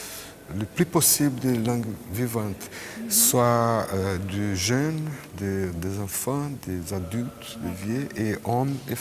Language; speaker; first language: French; non-native, fluent; Portuguese